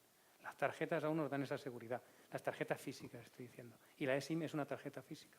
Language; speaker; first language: Spanish; native; Spanish